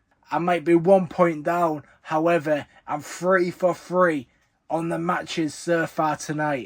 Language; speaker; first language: English; native; English